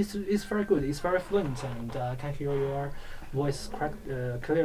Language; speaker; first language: English; non-native, learner; Chinese